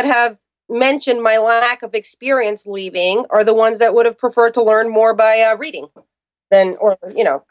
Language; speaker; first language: English; native; English